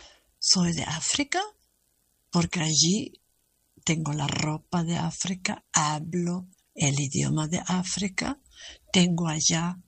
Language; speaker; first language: Spanish; non-native, learner; German